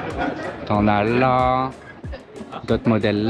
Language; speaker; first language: French; native; French